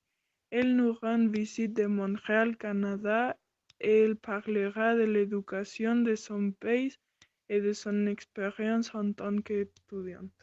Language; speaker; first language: French; non-native, learner; Spanish